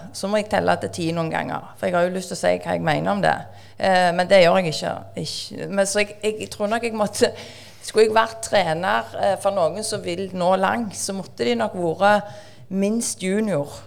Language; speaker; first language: Norwegian; native; Norwegian